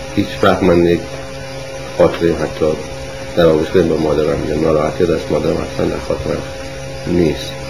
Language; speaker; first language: Persian; native; Persian